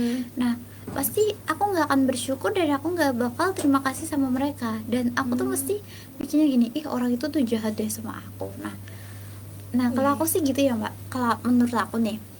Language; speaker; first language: Indonesian; native; Indonesian